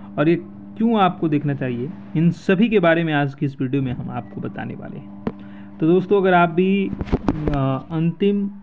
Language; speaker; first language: Hindi; native; Hindi